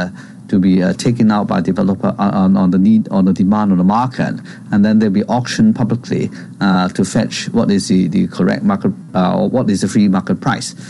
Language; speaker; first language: English; non-native, local second language; Cantonese